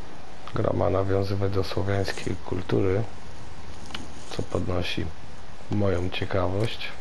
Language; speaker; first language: Polish; native; Polish